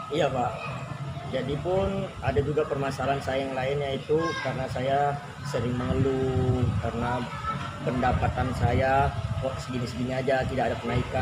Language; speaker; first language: Indonesian; native; Indonesian